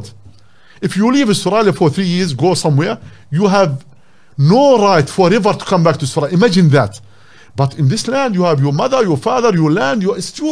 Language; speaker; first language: English; non-native, learner; Arabic